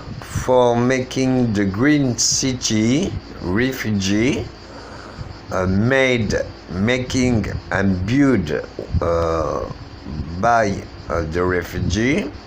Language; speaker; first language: English; non-native, learner; French